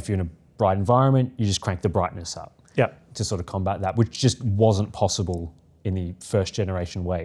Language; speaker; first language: English; native; English